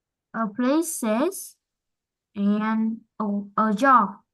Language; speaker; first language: English; non-native, learner; Vietnamese